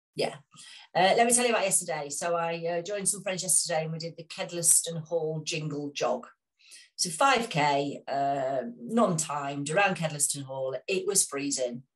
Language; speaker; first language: English; native; English